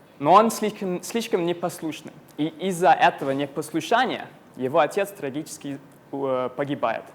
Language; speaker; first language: Russian; non-native, fluent; English